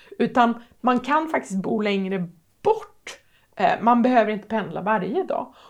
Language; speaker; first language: Swedish; native; Swedish